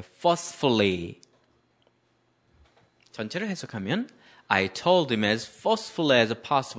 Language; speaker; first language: English; non-native, fluent; Korean